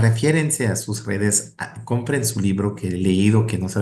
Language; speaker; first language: Spanish; native; Spanish